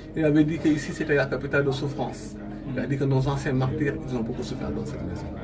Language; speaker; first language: French; non-native, local second language; Wolof